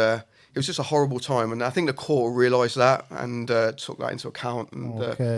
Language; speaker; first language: English; native; English